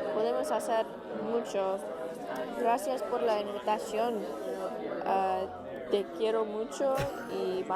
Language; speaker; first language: Spanish; non-native, fluent; English